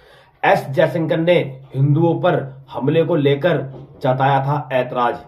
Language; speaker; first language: Hindi; native; Hindi